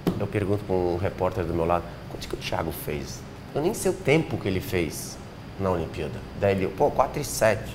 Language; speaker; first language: Portuguese; native; Portuguese